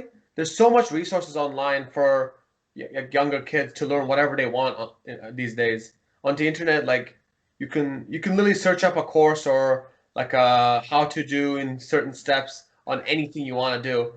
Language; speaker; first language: English; early bilingual, heritage; Mongolian